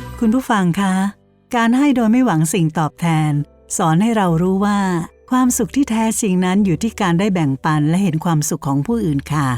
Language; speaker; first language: Thai; native; Thai